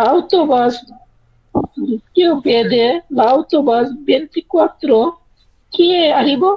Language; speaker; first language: Italian; non-native, learner; Bangla